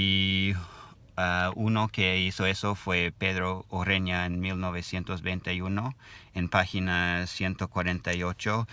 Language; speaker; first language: Spanish; non-native, learner; English